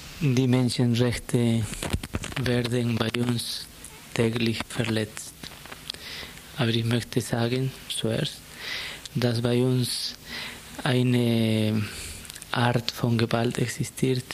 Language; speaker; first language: German; non-native, fluent; Spanish